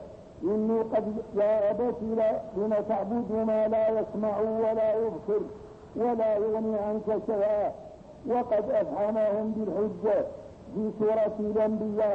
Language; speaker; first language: Arabic; native; Arabic